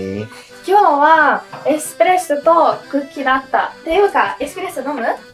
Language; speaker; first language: Japanese; non-native, fluent; Italian